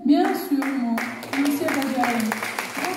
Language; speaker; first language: French; non-native, learner; Italian